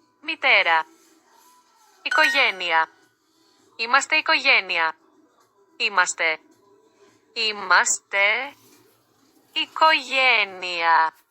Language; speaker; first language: Greek; non-native, learner; Ukrainian